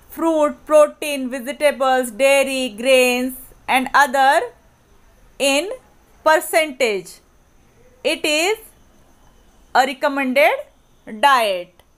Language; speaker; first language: English; non-native, local second language; Marathi